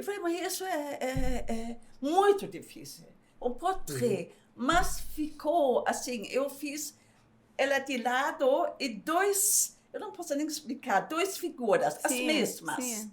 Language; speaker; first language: Portuguese; non-native, fluent; German